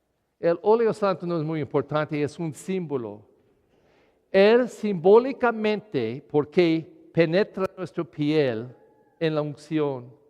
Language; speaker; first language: Spanish; non-native, learner; English